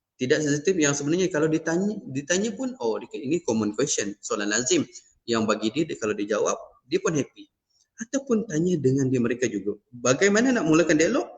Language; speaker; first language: Malay; non-native, local second language; Iban